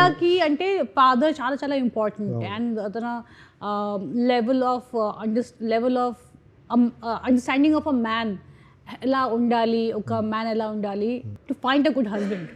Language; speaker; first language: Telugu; non-native, learner; Hindi